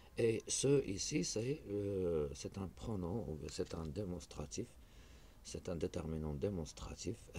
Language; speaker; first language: French; non-native, local second language; Arabic